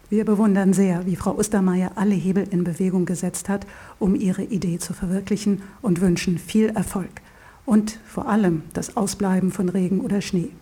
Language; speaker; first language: German; native; German